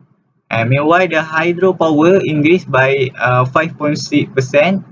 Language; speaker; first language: English; non-native, learner; Malay